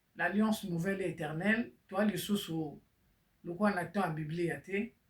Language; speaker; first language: Lingala; native; Lingala